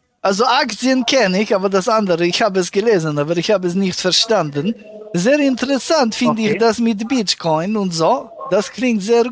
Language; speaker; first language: German; native; German